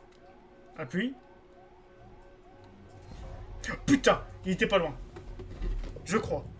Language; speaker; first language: French; native; French